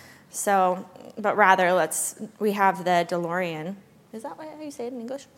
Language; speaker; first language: English; native; English